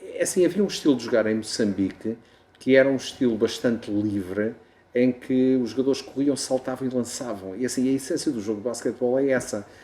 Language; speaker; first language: Portuguese; native; Portuguese